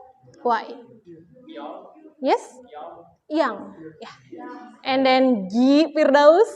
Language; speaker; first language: English; non-native, learner; Indonesian